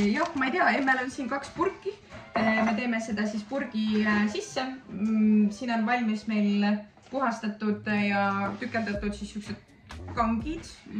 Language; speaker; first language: Estonian; native; Estonian